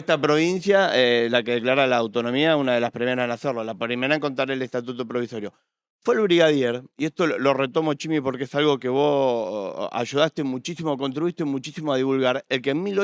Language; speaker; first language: Spanish; native; Spanish